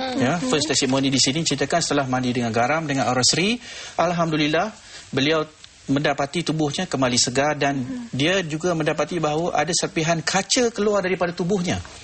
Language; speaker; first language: Malay; native; Malay